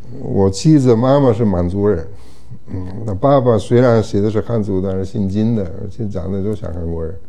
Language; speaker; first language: Chinese; non-native, fluent; Italian